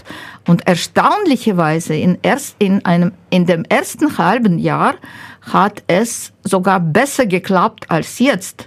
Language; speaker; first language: German; non-native, fluent; Ukrainian